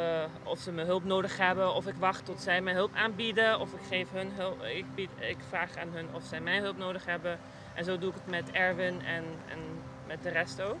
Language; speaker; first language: Dutch; non-native, local second language; Papiamento